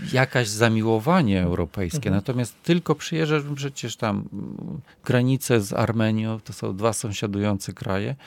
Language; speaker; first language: Polish; non-native, fluent; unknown